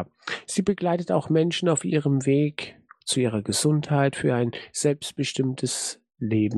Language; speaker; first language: German; native; German